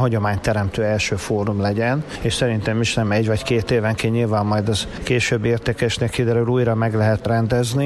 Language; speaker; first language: Hungarian; native; Hungarian